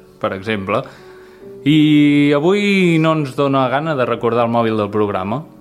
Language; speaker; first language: Catalan; native; Catalan